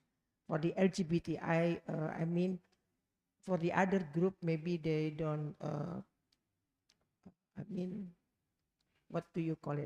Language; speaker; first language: English; non-native, learner; Indonesian